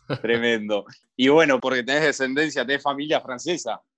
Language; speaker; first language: Spanish; native; Spanish